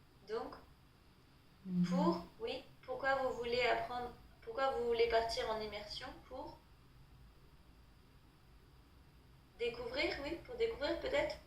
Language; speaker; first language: French; non-native, fluent; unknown